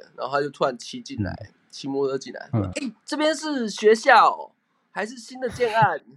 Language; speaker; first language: Chinese; native; Chinese